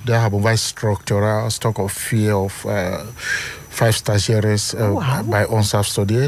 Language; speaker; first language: Dutch; non-native, learner; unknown